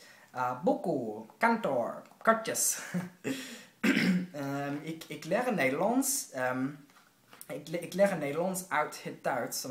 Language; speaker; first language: Dutch; non-native, learner; English